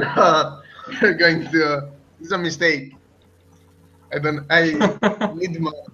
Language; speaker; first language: English; non-native, fluent; Italian